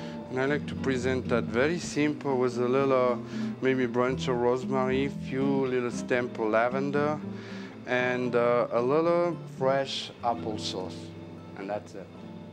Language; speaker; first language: English; non-native, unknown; French